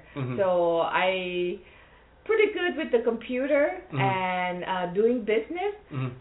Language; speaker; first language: English; non-native, fluent; Thai